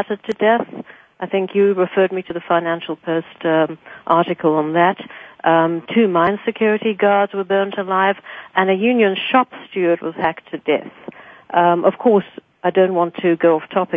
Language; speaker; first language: English; native; English